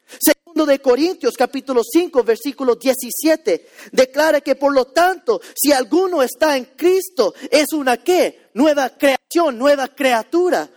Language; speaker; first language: Spanish; early bilingual, heritage; Spanish